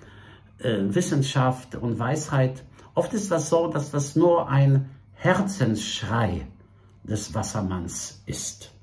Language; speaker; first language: German; non-native, fluent; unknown